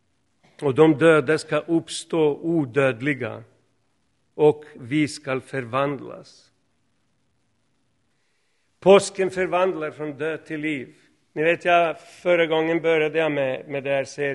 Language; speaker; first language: Swedish; non-native, fluent; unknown